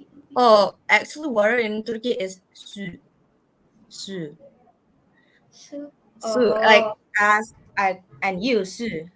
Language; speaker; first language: English; non-native, learner; Indonesian